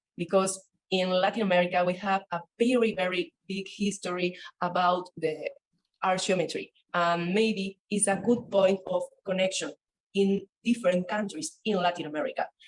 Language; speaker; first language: English; non-native, learner; Spanish